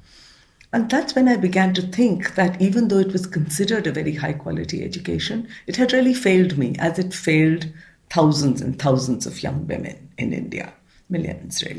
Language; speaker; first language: English; non-native, local second language; Marathi